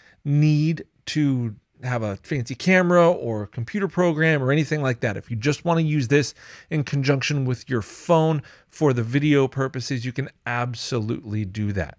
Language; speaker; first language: English; native; English